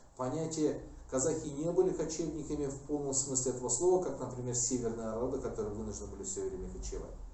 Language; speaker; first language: Russian; non-native, local second language; Kazakh